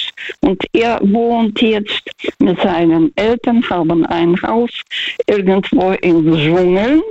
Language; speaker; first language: German; non-native, fluent; Russian